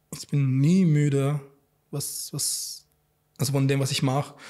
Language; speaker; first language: German; non-native, fluent; Arabic